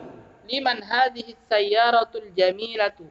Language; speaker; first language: Arabic; non-native, fluent; Indonesian